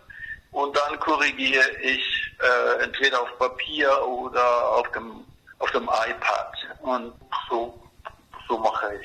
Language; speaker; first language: German; non-native, fluent; Spanish